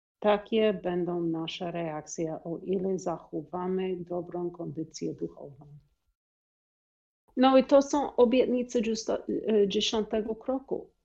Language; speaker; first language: Polish; non-native, learner; English